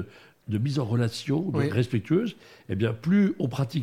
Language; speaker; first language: French; native; French